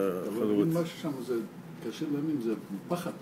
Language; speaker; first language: Hebrew; non-native, learner; Russian